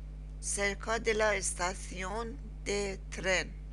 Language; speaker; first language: Spanish; non-native, learner; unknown